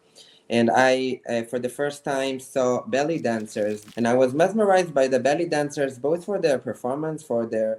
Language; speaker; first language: English; non-native, fluent; Hebrew